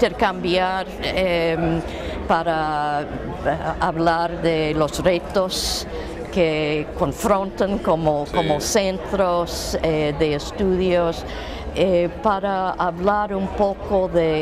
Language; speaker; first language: Spanish; non-native, fluent; English